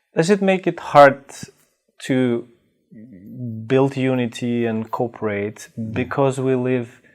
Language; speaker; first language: English; non-native, fluent; Albanian